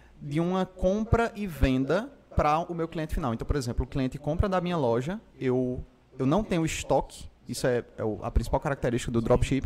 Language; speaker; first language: Portuguese; native; Portuguese